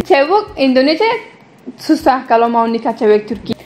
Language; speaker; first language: Indonesian; non-native, fluent; Turkish